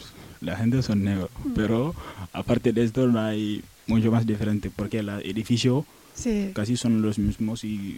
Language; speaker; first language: Spanish; non-native, local second language; Wolof